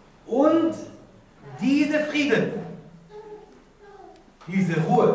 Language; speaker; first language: German; non-native, learner; Persian